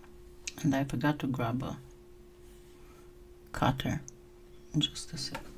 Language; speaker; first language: English; non-native, fluent; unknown